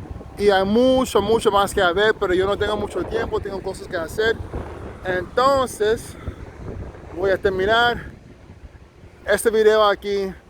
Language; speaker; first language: Spanish; non-native, learner; English